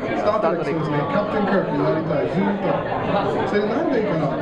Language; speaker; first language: Japanese; non-native, learner; English